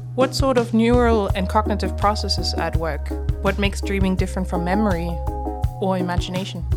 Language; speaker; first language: English; non-native, fluent; German